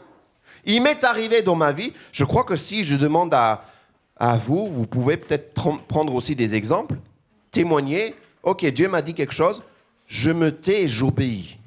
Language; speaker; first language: French; native; French